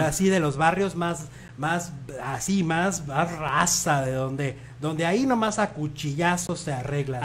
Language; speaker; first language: Spanish; native; Spanish